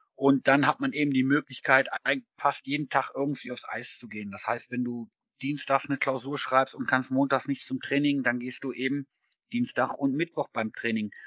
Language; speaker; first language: German; native; German